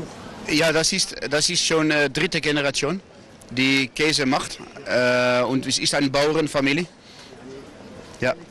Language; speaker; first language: German; non-native, fluent; Dutch